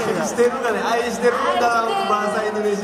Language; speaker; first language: Japanese; native; Japanese